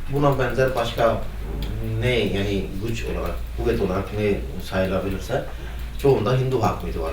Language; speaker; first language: Turkish; non-native, fluent; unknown